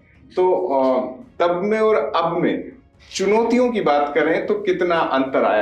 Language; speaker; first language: Hindi; native; Hindi